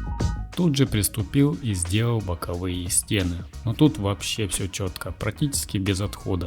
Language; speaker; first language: Russian; native; Russian